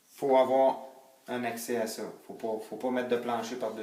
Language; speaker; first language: French; native; French